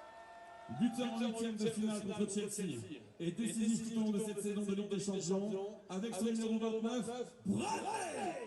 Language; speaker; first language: French; native; French